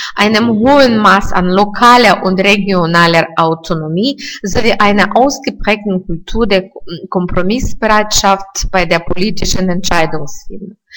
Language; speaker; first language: German; non-native, fluent; Russian